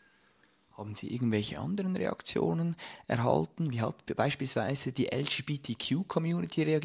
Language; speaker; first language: German; native; German